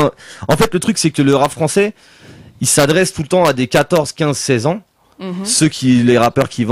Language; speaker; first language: French; native; French